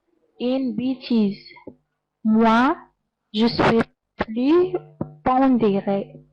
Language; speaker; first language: French; non-native, learner; Arabic